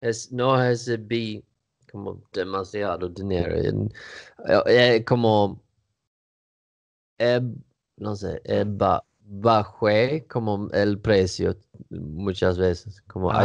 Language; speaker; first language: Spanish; non-native, learner; Swedish